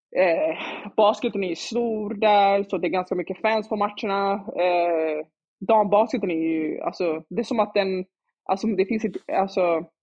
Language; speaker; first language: Swedish; early bilingual, other home language; Somali